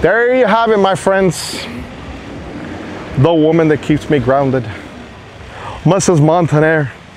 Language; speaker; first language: English; early bilingual, other home language; Spanish